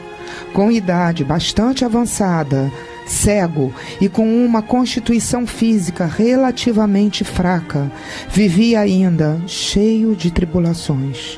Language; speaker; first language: Portuguese; native; Portuguese